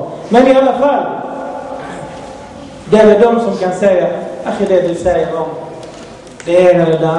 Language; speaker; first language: Swedish; non-native, fluent; Arabic